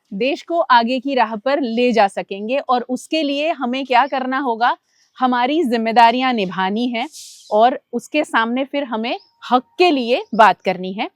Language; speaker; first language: Hindi; non-native, local second language; Gujarati